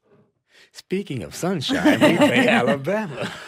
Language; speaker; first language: English; native; English